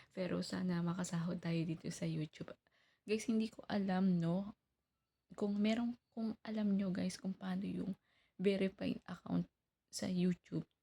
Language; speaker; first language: Filipino; native; Filipino